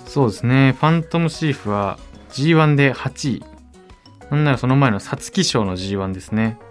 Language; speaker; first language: Japanese; native; Japanese